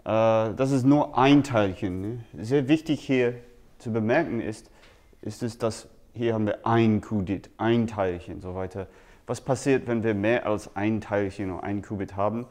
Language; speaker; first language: German; non-native, fluent; English